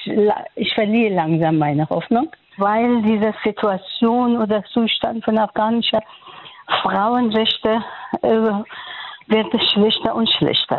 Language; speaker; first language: German; non-native, fluent; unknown